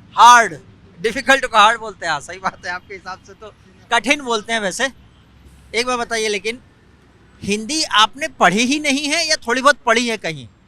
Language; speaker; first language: Hindi; native; Hindi